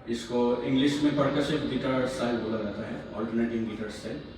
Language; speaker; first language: Hindi; non-native, local second language; Assamese